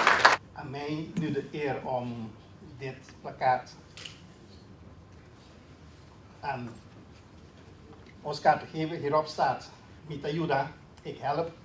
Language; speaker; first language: Dutch; non-native, local second language; Papiamento